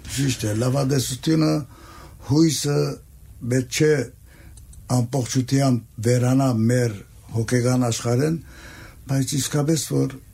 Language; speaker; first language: Armenian; native; Armenian